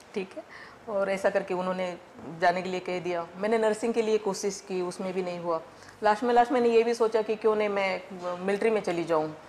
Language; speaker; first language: Hindi; non-native, local second language; Marathi